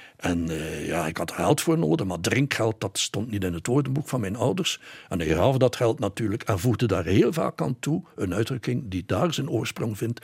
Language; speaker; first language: Dutch; native; Dutch